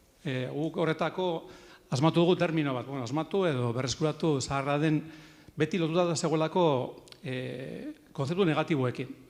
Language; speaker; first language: Basque; native; Basque